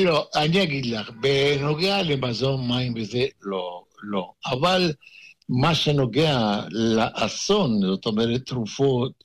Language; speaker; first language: Hebrew; non-native, fluent; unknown